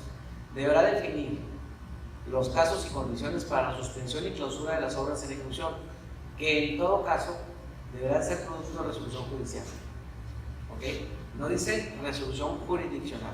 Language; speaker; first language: Spanish; native; Spanish